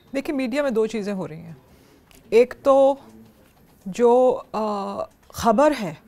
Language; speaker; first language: Hindi; native; Hindi